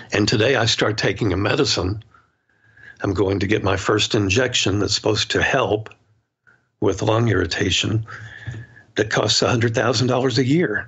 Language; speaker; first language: English; native; English